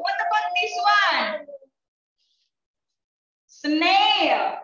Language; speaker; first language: English; non-native, learner; Indonesian